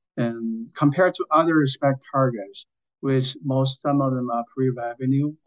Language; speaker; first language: English; non-native, fluent; Chinese